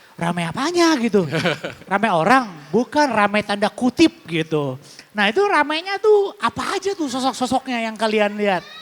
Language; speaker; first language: Indonesian; native; Indonesian